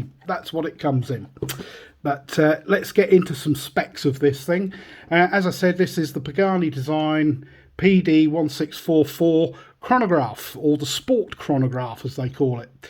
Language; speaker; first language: English; native; English